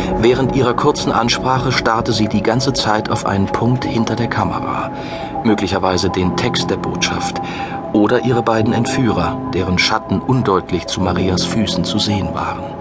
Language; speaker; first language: German; native; German